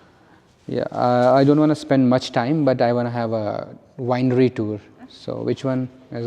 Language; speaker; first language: English; non-native, local second language; Hindi